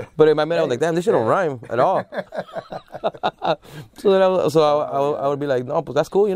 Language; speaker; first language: English; early bilingual, other home language; Spanish